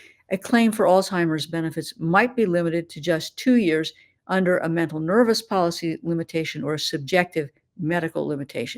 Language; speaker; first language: English; native; English